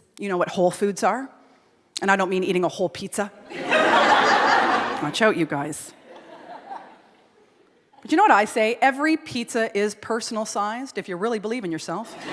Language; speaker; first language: English; native; English